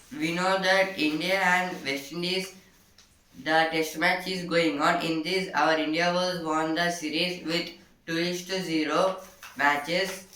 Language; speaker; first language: English; non-native, local second language; Telugu